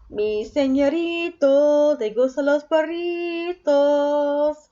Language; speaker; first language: Spanish; non-native, learner; English